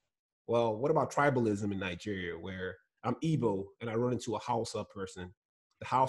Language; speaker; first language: English; non-native, local second language; Igbo